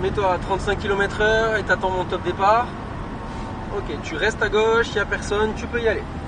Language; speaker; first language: French; native; French